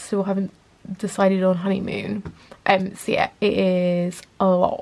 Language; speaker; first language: English; native; English